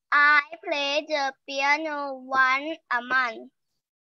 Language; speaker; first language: English; non-native, learner; Thai